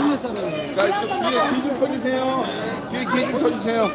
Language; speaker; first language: Korean; native; Korean